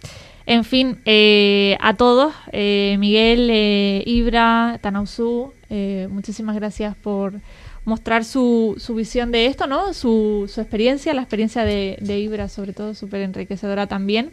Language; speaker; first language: Spanish; native; Spanish